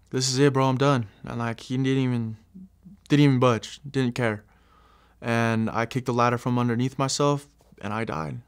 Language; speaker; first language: English; native; English